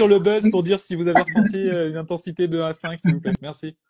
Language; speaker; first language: French; native; French